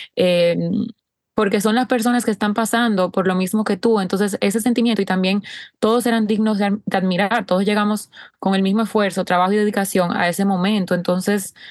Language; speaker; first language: Spanish; native; Spanish